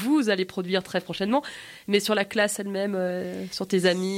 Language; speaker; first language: French; native; French